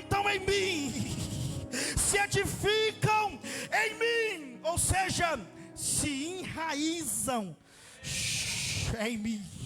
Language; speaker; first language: Portuguese; native; Portuguese